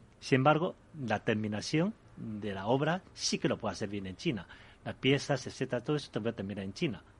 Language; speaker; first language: Spanish; early bilingual, other home language; Chinese